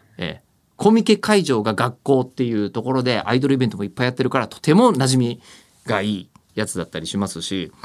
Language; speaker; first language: Japanese; native; Japanese